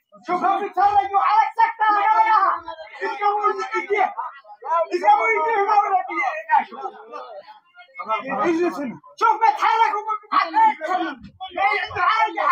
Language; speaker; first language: Arabic; non-native, learner; Urdu